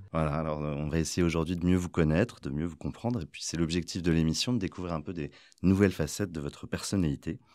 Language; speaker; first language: French; native; French